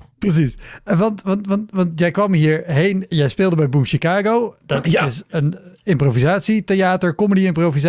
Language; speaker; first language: Dutch; native; Dutch